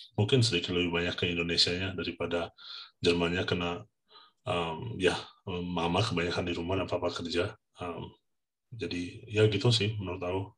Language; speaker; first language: Indonesian; early bilingual, heritage; Indonesian